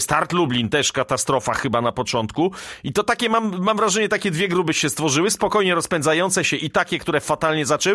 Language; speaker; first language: Polish; native; Polish